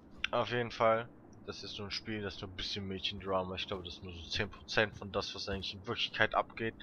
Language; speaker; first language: German; native; German